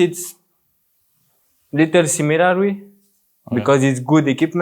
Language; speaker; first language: English; non-native, learner; French